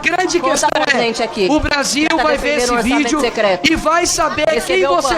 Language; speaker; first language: Portuguese; native; Portuguese